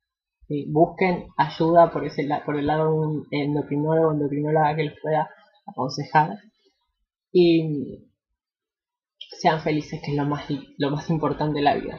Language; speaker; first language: Spanish; native; Spanish